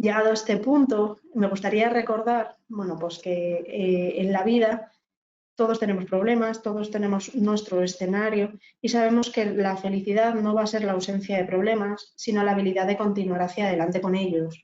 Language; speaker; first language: Spanish; native; Spanish